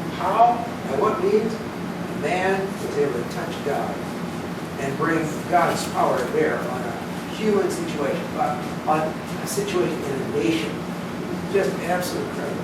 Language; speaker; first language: English; native; English